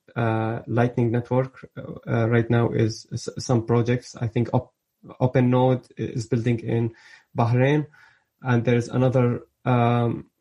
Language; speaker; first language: English; early bilingual, other home language; Arabic